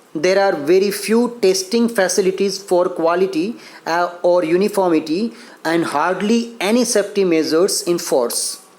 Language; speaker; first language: English; non-native, local second language; Gujarati